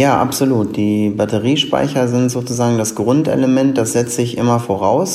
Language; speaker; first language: German; native; German